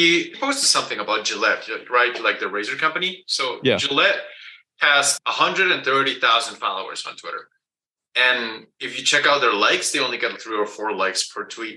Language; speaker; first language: English; non-native, fluent; Spanish